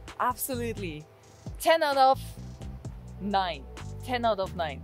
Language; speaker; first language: English; non-native, fluent; German